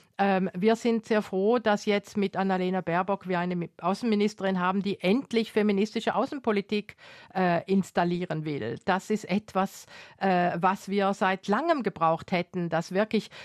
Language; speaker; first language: German; native; German